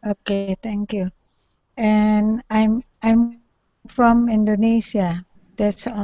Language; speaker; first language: English; non-native, learner; Indonesian